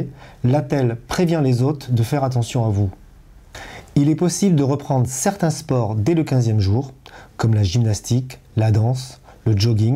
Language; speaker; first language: French; native; French